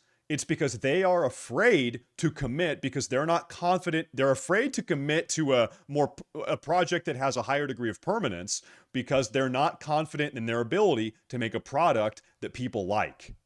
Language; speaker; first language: English; native; English